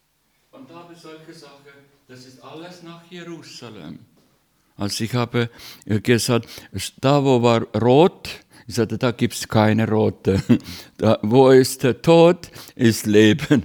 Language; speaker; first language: German; non-native, learner; Estonian